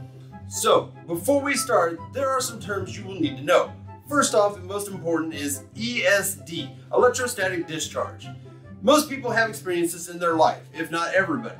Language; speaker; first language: English; native; English